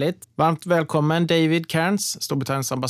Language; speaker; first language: Swedish; native; Swedish